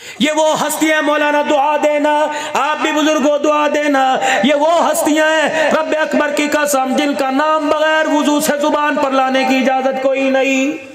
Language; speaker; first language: Urdu; non-native, local second language; Punjabi